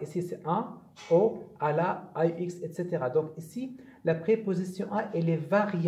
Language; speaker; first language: French; non-native, fluent; Arabic